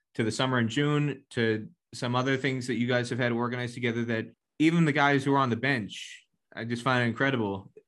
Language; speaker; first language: English; native; English